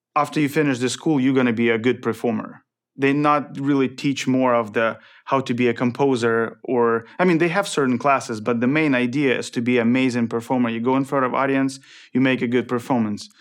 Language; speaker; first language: English; non-native, fluent; Ukrainian